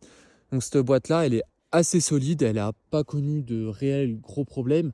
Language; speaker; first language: French; native; French